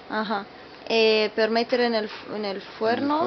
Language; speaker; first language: Spanish; non-native, learner; Italian